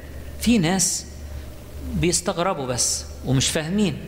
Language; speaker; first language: Arabic; native; Arabic